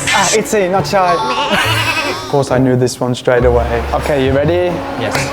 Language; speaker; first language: English; native; English